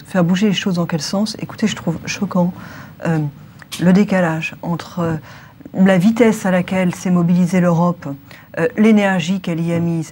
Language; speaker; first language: French; native; French